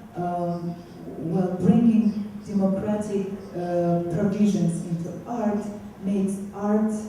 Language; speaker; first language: English; non-native, fluent; Russian